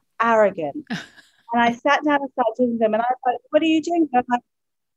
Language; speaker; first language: English; native; English